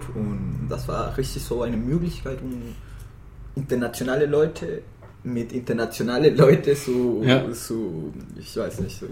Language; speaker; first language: German; non-native, fluent; Spanish